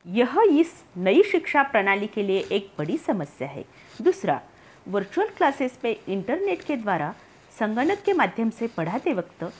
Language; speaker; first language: Hindi; non-native, local second language; Marathi